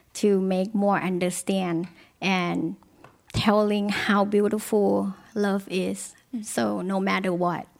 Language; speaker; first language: English; non-native, learner; Thai